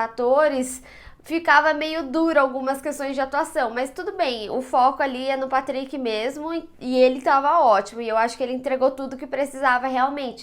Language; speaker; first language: Portuguese; native; Portuguese